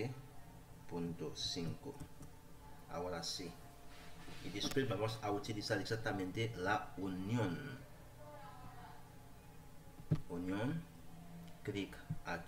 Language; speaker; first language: Spanish; non-native, learner; Haitian Creole